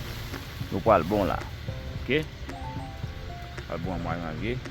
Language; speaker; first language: French; non-native, learner; Haitian Creole